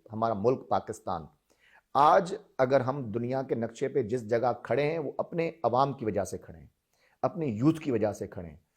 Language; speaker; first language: Urdu; non-native, local second language; Sindhi